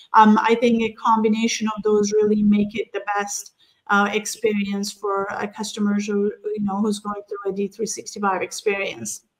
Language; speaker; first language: English; non-native, fluent; Turkish